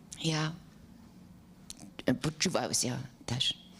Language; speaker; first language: Ukrainian; non-native, learner; English